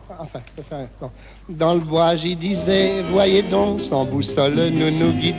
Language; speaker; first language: French; native; French